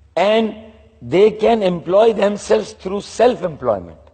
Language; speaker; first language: English; non-native, local second language; Urdu